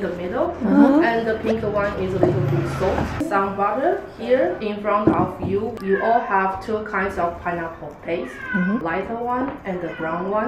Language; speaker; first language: English; non-native, fluent; Chinese